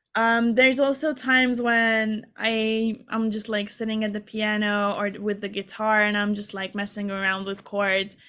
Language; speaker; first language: English; non-native, fluent; Hungarian